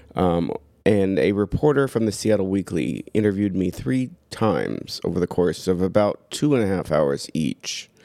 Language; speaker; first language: English; native; English